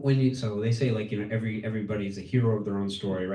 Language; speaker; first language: English; native; English